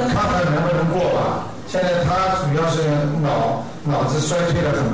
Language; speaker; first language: Chinese; native; Chinese